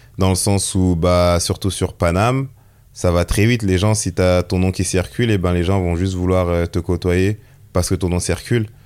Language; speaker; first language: French; native; French